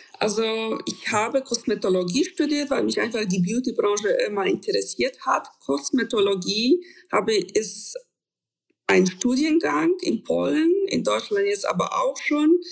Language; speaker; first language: German; non-native, fluent; Polish